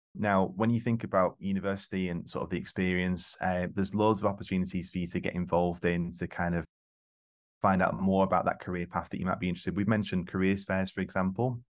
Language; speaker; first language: English; native; English